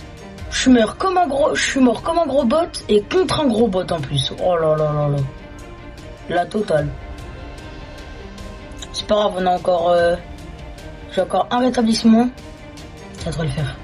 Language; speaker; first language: French; native; French